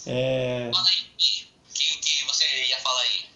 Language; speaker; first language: Portuguese; native; Portuguese